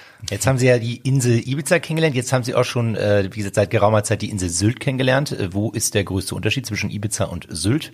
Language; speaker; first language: German; native; German